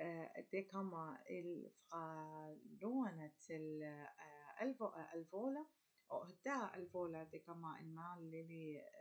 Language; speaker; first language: Danish; non-native, learner; Arabic